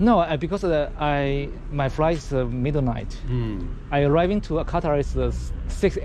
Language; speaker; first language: English; non-native, learner; Chinese